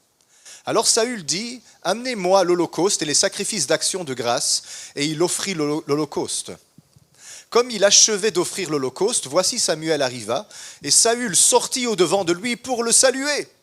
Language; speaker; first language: French; native; French